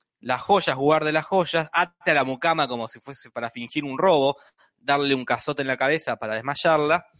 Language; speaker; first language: Spanish; native; Spanish